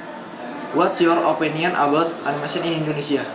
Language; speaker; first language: English; non-native, learner; Indonesian